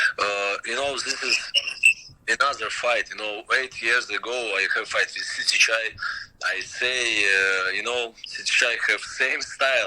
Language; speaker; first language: English; non-native, learner; Russian